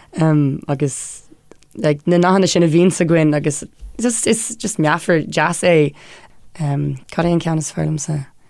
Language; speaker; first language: Irish; non-native, local second language; English